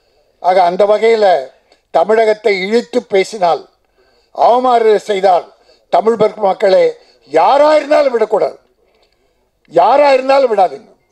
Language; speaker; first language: Tamil; native; Tamil